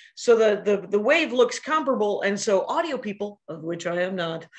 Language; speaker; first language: English; native; English